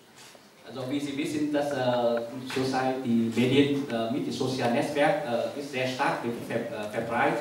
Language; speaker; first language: German; non-native, learner; Vietnamese